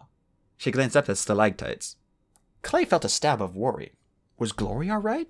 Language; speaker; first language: English; native; English